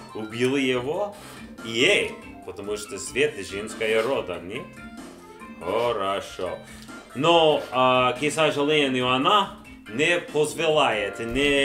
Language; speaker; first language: Russian; non-native, learner; English